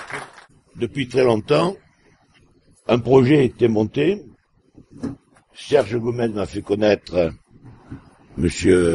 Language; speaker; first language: French; native; French